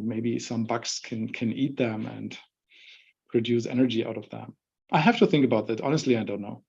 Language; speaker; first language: English; non-native, fluent; German